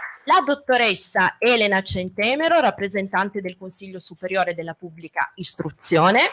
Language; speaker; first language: Italian; native; Italian